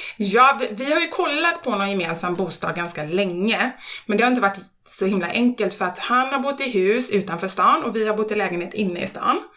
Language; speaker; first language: Swedish; native; Swedish